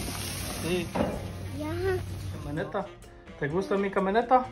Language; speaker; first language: Spanish; non-native, learner; English